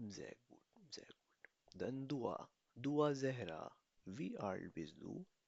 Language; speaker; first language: German; non-native, fluent; Urdu